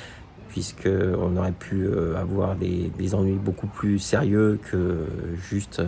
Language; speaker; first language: French; native; French